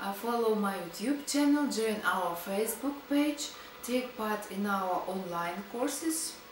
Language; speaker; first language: English; non-native, fluent; Russian